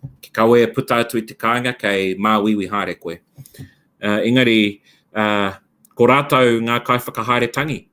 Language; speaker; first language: Māori; non-native, local second language; English